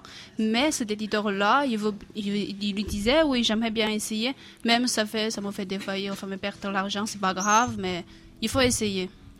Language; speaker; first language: French; non-native, fluent; Chinese